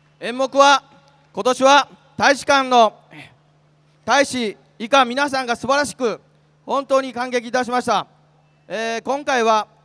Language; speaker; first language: Japanese; native; Japanese